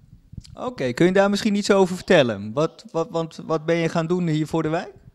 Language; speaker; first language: Dutch; native; Dutch